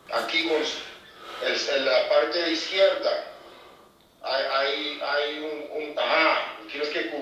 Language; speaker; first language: Spanish; early bilingual, heritage; Spanish